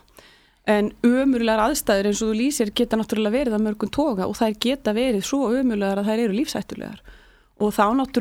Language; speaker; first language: Icelandic; native; Icelandic